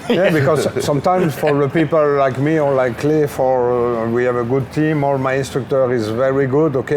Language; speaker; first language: English; non-native, learner; French